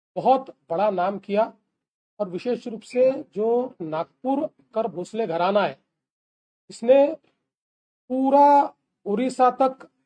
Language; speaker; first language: Hindi; non-native, local second language; Marathi